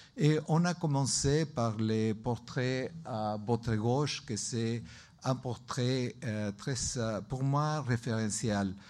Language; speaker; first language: French; non-native, learner; Spanish